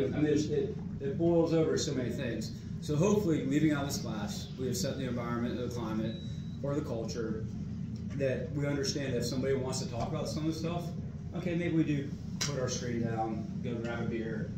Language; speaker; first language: English; native; English